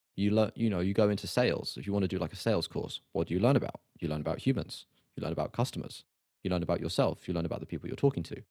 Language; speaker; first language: English; native; English